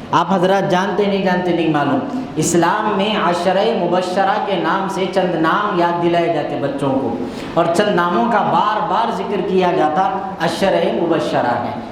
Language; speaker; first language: Urdu; native; Urdu